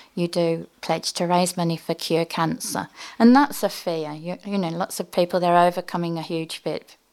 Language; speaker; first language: English; native; English